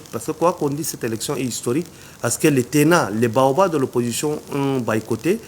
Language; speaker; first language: French; non-native, local second language; Arabic